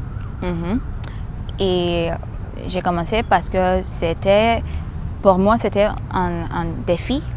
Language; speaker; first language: French; non-native, learner; Thai